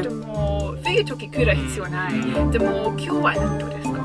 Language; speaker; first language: Japanese; non-native, learner; English